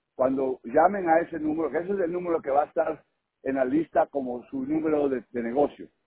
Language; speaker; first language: Spanish; early bilingual, heritage; Spanish